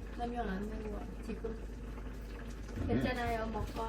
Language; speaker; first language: Korean; non-native, learner; Vietnamese